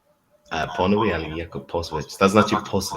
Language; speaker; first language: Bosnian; non-native, learner; English